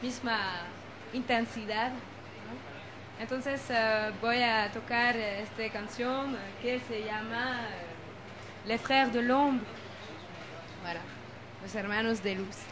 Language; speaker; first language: Spanish; non-native, learner; French